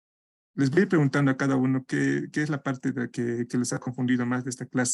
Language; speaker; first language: Spanish; native; Spanish